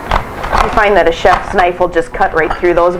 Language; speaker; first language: English; native; English